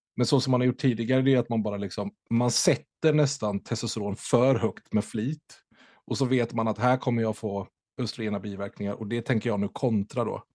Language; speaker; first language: Swedish; native; Swedish